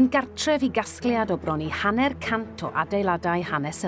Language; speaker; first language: Welsh; native; Welsh